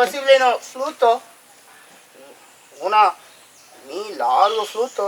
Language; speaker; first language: Spanish; non-native, learner; Tamil